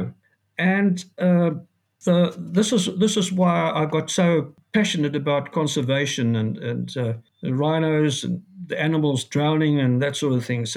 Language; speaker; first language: English; native; English